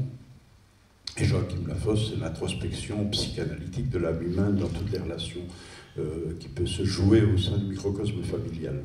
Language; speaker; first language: French; native; French